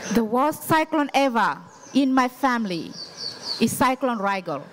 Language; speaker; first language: English; non-native, fluent; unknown